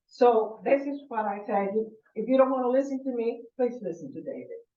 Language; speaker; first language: English; non-native, fluent; Spanish